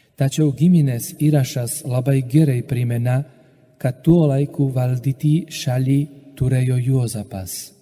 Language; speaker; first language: Lithuanian; non-native, fluent; Slovak